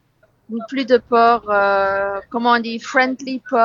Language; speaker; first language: French; non-native, fluent; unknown